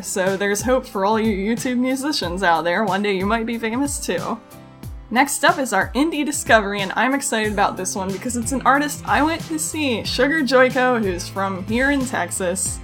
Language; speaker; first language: English; native; English